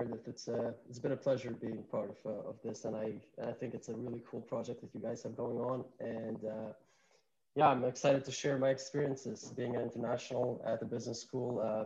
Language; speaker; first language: English; non-native, fluent; Albanian